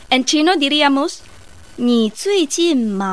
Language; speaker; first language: Spanish; non-native, fluent; Chinese